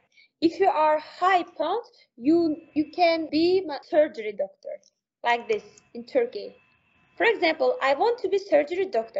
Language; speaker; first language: English; non-native, learner; Uzbek